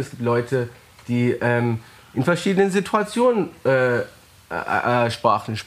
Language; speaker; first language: German; non-native, fluent; English